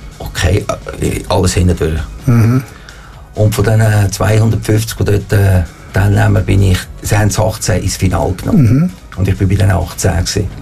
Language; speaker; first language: German; non-native, fluent; Italian